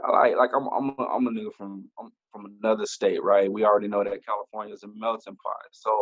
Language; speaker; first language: English; native; English